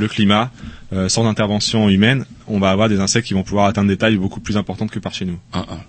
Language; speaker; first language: French; native; French